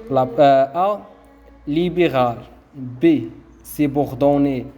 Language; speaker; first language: French; non-native, local second language; Arabic